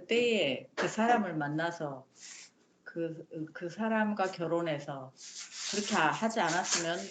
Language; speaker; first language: Korean; native; Korean